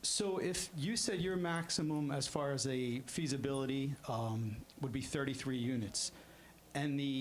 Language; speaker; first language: English; native; English